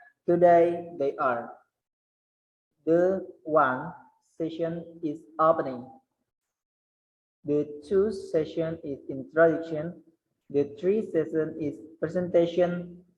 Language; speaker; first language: English; non-native, learner; Indonesian